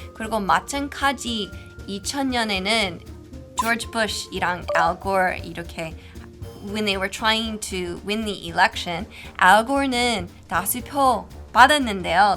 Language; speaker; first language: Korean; non-native, fluent; English